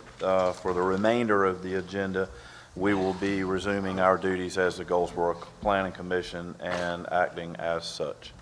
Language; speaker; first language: English; native; English